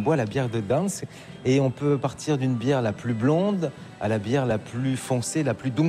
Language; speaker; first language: French; native; French